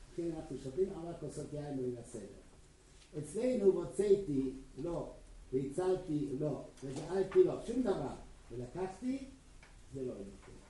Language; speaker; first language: Hebrew; non-native, fluent; Czech